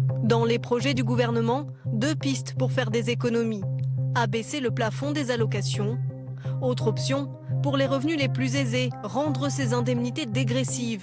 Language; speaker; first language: French; native; French